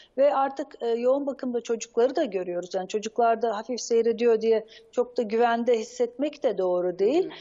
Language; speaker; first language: Turkish; native; Turkish